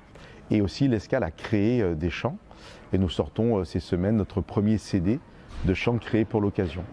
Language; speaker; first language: French; native; French